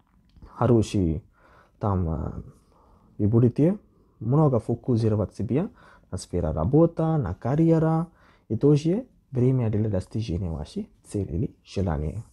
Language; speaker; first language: Russian; non-native, learner; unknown